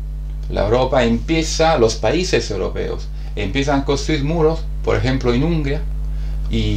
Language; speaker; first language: Spanish; non-native, fluent; Italian